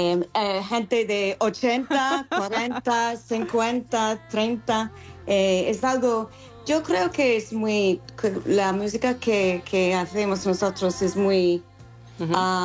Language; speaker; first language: Spanish; non-native, fluent; English